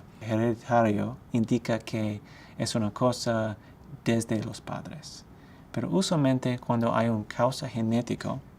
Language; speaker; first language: Spanish; non-native, fluent; English